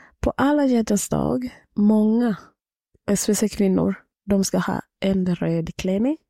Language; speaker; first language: Swedish; non-native, fluent; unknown